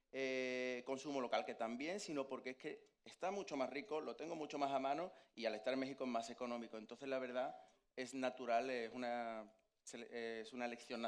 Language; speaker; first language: Spanish; native; Spanish